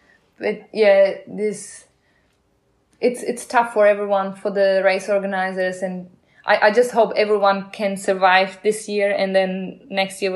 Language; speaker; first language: English; non-native, fluent; Czech